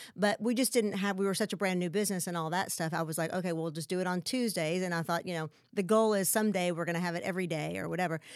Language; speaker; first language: English; native; English